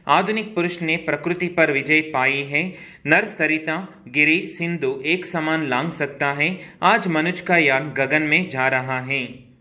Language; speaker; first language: Hindi; non-native, local second language; Kannada